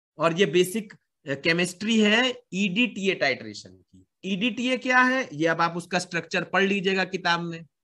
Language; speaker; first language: Hindi; native; Hindi